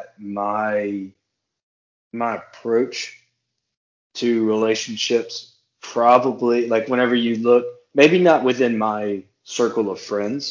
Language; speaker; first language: English; native; English